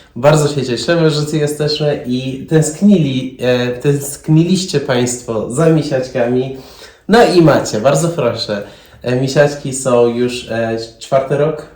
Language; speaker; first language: Polish; non-native, fluent; Persian